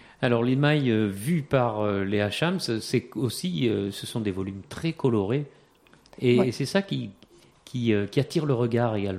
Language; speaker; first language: French; native; French